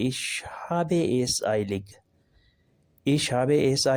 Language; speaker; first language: German; non-native, learner; Urdu